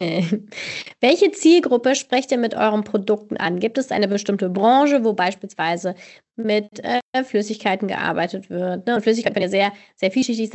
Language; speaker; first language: German; native; German